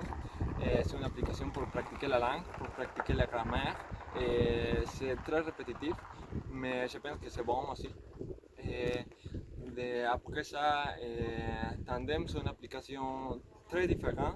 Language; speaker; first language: French; non-native, learner; Spanish